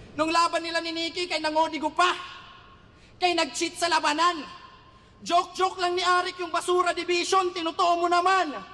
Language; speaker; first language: Filipino; native; Filipino